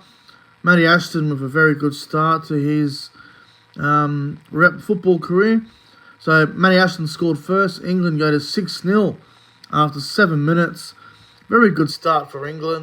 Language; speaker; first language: English; native; English